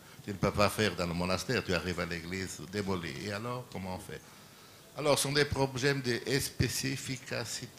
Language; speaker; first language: French; non-native, learner; Portuguese